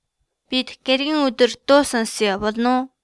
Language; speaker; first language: Mongolian; non-native, learner; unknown